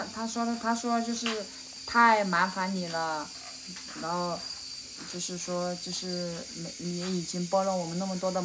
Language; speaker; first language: Chinese; native; Chinese